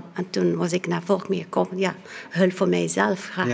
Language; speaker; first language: Dutch; non-native, fluent; Arabic